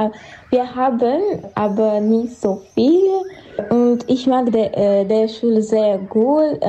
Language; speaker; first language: German; non-native, learner; Armenian